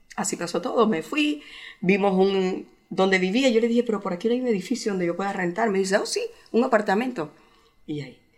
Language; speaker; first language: Spanish; native; Spanish